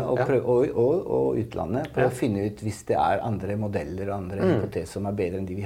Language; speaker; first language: Norwegian; non-native, fluent; Italian